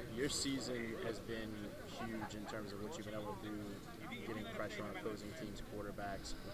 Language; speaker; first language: English; native; English